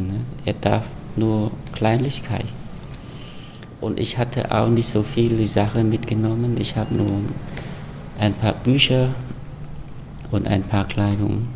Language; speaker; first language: German; non-native, fluent; Khmer